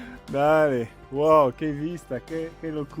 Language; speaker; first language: Spanish; non-native, learner; French